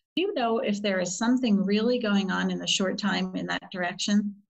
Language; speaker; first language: English; native; English